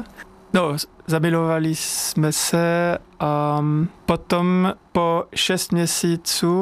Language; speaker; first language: Czech; non-native, learner; French